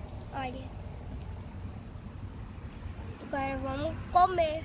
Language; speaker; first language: Portuguese; early bilingual, heritage; Portuguese